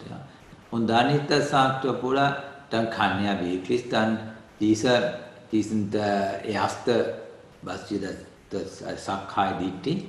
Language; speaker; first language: German; non-native, learner; Sinhala